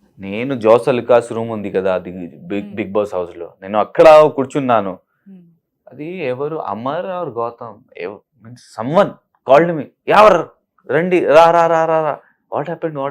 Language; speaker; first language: Telugu; non-native, learner; Hindi